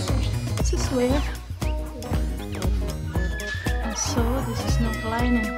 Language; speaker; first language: German; non-native, learner; Filipino